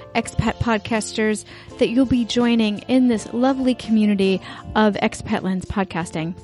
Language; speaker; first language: English; native; English